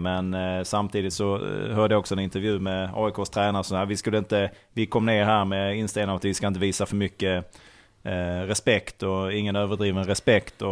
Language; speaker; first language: Swedish; native; Swedish